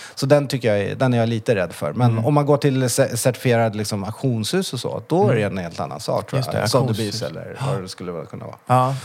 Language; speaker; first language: Swedish; early bilingual, other home language; Chinese